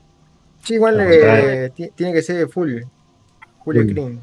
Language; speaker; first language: Spanish; native; Spanish